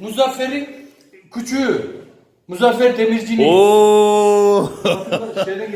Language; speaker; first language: Turkish; native; Turkish